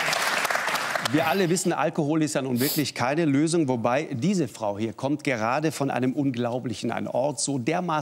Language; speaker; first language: German; native; German